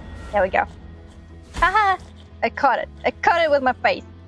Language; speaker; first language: English; non-native, fluent; Russian